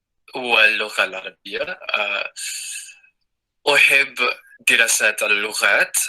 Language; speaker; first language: Arabic; non-native, learner; English